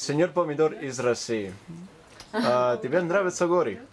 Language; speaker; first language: Russian; non-native, learner; English